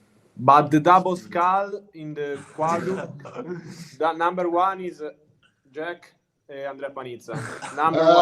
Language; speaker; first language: English; non-native, learner; Italian